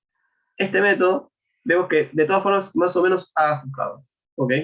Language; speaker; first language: Spanish; native; Spanish